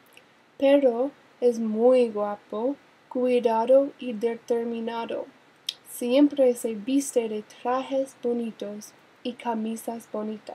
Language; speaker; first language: Spanish; non-native, learner; English